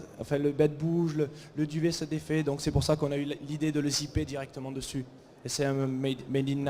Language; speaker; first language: French; native; French